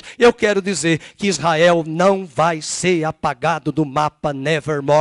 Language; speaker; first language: Portuguese; native; Portuguese